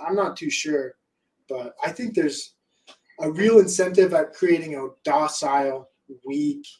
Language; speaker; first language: English; native; English